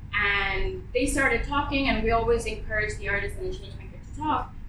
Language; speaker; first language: English; early bilingual, other home language; Arabic